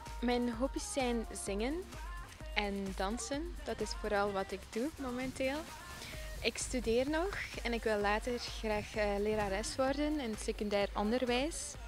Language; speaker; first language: Dutch; early bilingual, other home language; Armenian